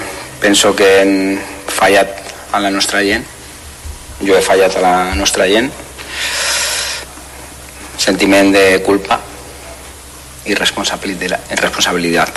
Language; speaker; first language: Catalan; non-native, learner; Spanish